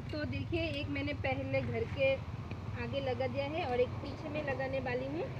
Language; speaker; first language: Hindi; non-native, local second language; Bangla